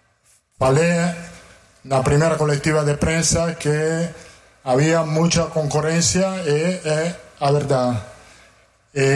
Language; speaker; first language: Portuguese; non-native, fluent; Italian